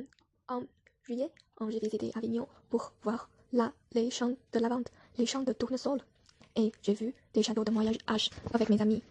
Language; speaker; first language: French; non-native, learner; Chinese